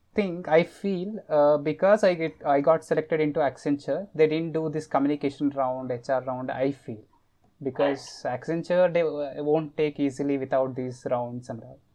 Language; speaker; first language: English; non-native, local second language; Kannada